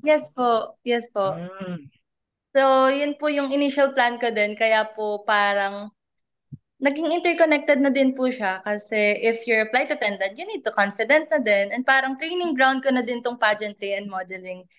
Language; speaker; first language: Filipino; native; Filipino